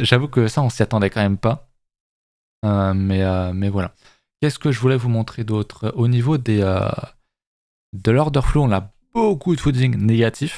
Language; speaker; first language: French; native; French